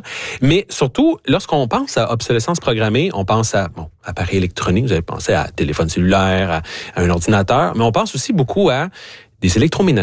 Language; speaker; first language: French; native; French